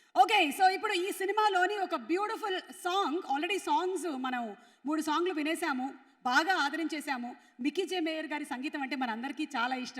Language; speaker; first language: Telugu; native; Telugu